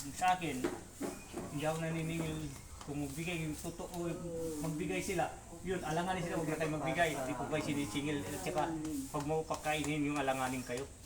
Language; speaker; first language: Filipino; non-native, local second language; Cebuano